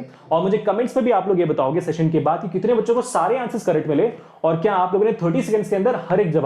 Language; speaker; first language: Hindi; native; Hindi